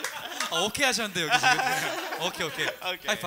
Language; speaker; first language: Korean; native; Korean